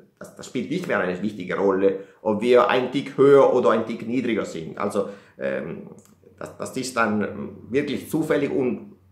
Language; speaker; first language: German; non-native, fluent; Italian